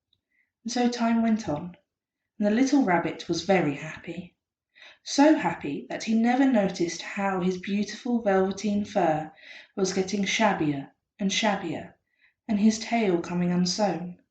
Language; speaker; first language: English; native; English